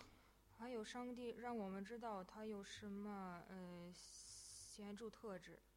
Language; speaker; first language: Chinese; non-native, fluent; Russian